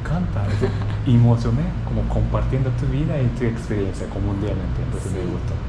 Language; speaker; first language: Spanish; non-native, learner; Japanese